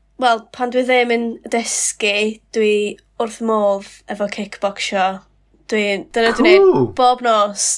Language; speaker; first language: Welsh; non-native, local second language; English